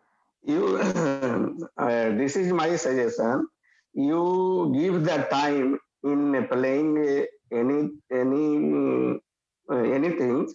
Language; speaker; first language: English; non-native, learner; Hindi